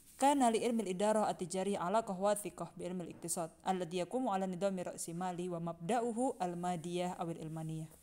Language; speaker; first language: Arabic; non-native, fluent; Indonesian